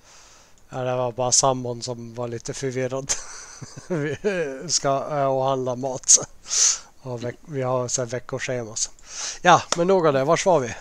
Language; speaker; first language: Swedish; native; Swedish